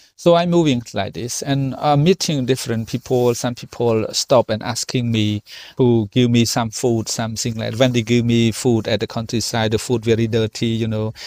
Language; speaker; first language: English; non-native, learner; Khmer